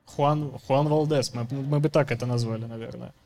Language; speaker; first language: Russian; native; Russian